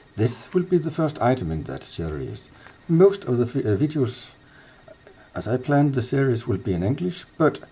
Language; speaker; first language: English; non-native, fluent; Danish